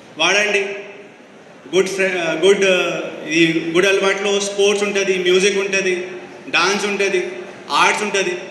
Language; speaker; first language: Telugu; non-native, fluent; Hindi